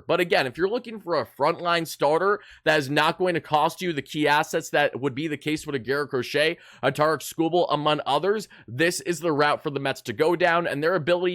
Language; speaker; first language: English; native; English